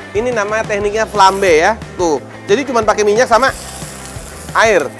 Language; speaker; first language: Indonesian; native; Indonesian